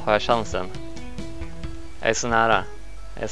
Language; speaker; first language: Swedish; native; Swedish